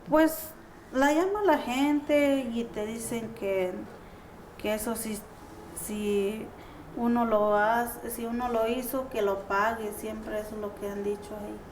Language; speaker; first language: Spanish; non-native, local second language; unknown